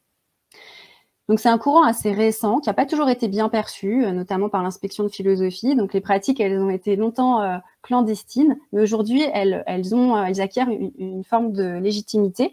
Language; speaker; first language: French; native; French